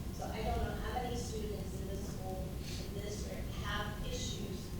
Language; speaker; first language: English; early bilingual, other home language; Italian